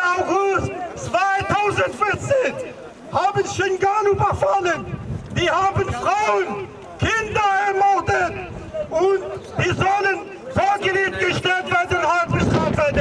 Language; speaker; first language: German; non-native, fluent; Kurdish